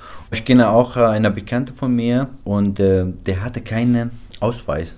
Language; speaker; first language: German; non-native, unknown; Arabic